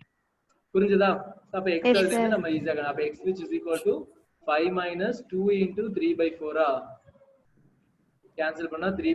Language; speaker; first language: Tamil; native; Tamil